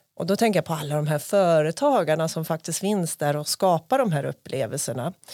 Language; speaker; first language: Swedish; native; Swedish